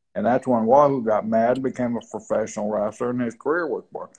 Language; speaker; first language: English; native; English